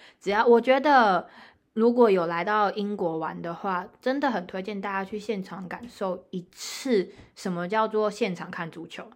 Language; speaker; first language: Chinese; native; Chinese